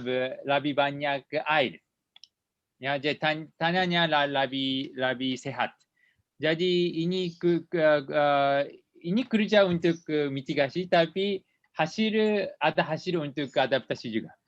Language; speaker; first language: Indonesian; non-native, learner; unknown